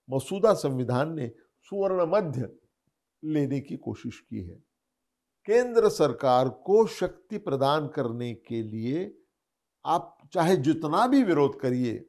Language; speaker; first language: Hindi; non-native, local second language; Marathi